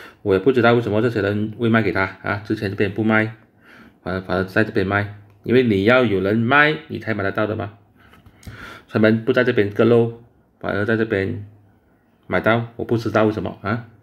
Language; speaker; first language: Chinese; native; Chinese